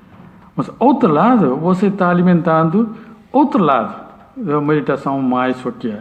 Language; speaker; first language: Portuguese; non-native, learner; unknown